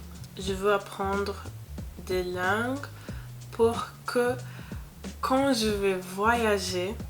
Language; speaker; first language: French; non-native, learner; English